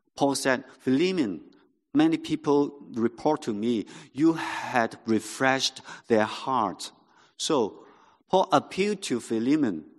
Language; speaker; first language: English; non-native, local second language; Cantonese